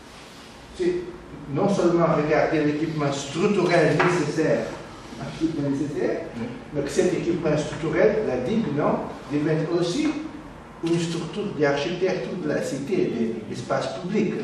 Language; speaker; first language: French; non-native, learner; Portuguese